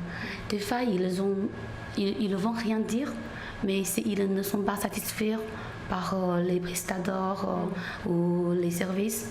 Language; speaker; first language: French; non-native, learner; Chinese